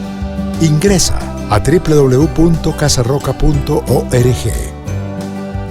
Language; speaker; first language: Spanish; native; Spanish